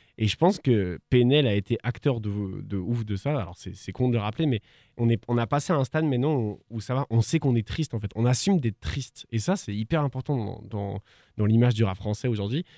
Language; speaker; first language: French; native; French